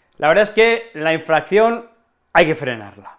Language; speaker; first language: Spanish; native; Spanish